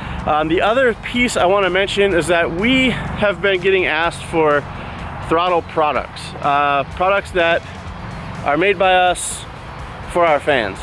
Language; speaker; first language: English; native; English